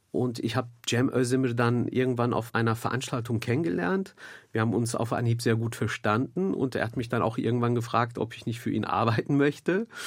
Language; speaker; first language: German; early bilingual, other home language; Turkish